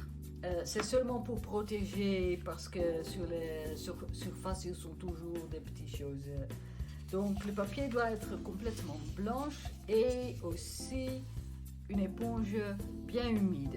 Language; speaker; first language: French; non-native, fluent; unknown